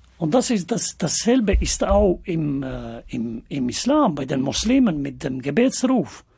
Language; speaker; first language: German; non-native, fluent; Albanian